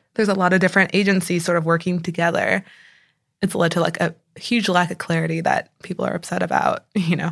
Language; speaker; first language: English; native; English